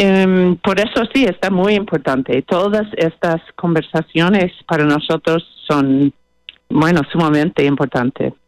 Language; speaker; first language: Spanish; non-native, fluent; English